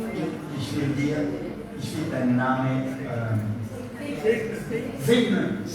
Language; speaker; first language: German; non-native, learner; French